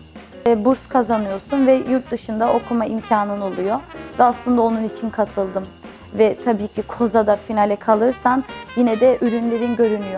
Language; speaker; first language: Turkish; early bilingual, heritage; Turkish